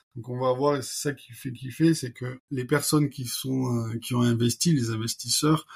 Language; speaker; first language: French; native; French